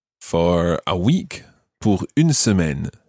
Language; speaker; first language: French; non-native, fluent; English